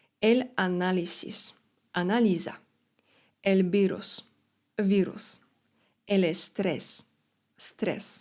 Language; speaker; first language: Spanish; non-native, fluent; Polish